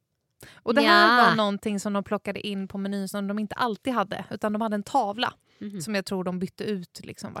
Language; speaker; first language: Swedish; native; Swedish